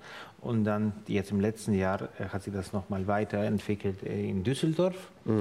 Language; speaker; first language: German; non-native, fluent; Ukrainian